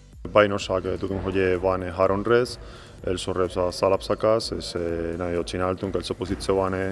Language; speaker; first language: Hungarian; non-native, learner; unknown